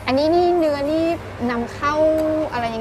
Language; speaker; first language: Thai; native; Thai